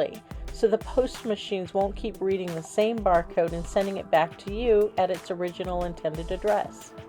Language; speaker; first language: English; native; English